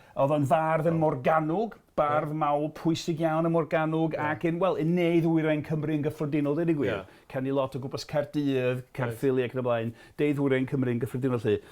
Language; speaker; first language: Welsh; non-native, fluent; English